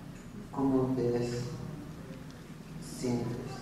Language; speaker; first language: Spanish; non-native, learner; English